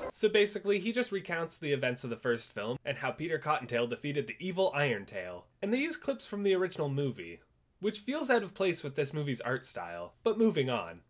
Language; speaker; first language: English; native; English